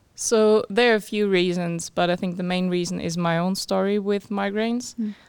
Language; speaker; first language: English; non-native, fluent; German